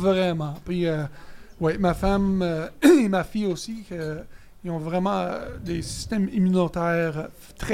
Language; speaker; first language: French; native; French